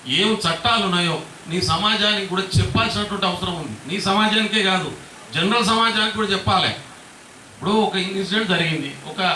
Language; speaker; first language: Telugu; non-native, local second language; Lambadi